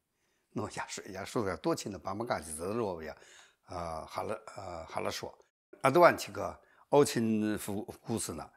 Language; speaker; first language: Russian; non-native, learner; Chinese